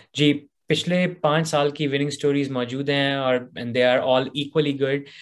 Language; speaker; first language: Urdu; native; Urdu